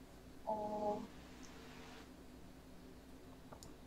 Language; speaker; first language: Korean; non-native, learner; Indonesian